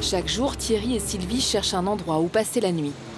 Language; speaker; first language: French; native; French